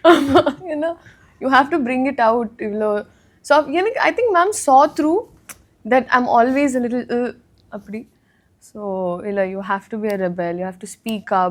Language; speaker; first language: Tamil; non-native, learner; Telugu